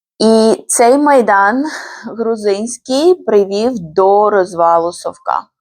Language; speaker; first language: Ukrainian; non-native, fluent; Georgian